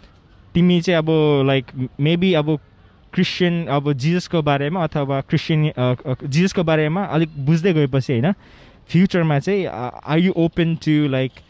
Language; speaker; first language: Nepali; early bilingual, heritage; Nepali